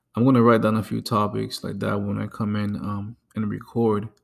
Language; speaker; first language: English; early bilingual, other home language; Spanish